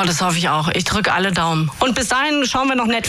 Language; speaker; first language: German; native; German